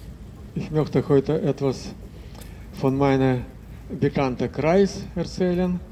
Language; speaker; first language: German; non-native, fluent; Russian